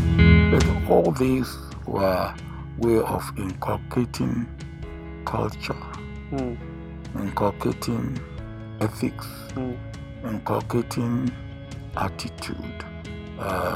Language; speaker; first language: English; non-native, local second language; Yoruba